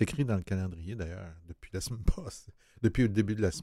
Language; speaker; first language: French; native; French